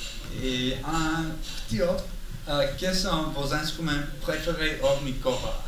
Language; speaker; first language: French; non-native, learner; English